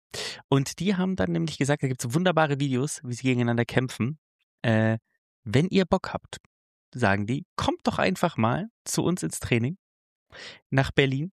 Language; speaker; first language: German; native; German